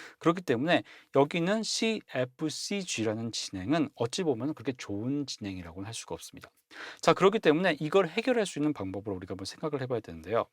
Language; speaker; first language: Korean; native; Korean